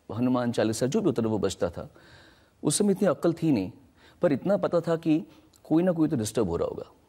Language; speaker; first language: Hindi; native; Hindi